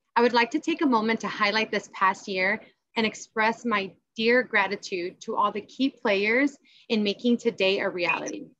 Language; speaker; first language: English; native; English